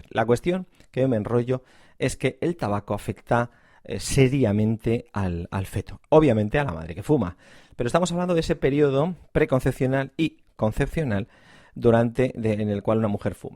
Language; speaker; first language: Spanish; native; Spanish